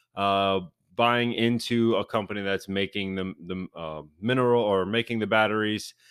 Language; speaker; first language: English; native; English